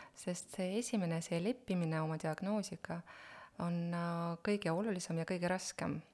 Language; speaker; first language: Estonian; non-native, local second language; Russian